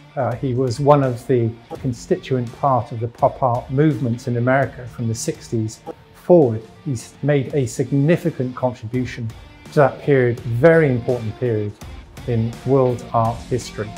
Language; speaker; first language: English; native; English